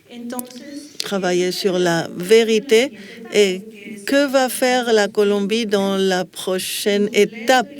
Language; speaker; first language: French; non-native, fluent; Spanish